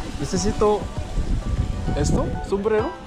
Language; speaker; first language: Spanish; non-native, learner; Korean